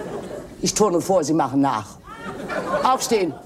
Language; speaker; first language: German; native; German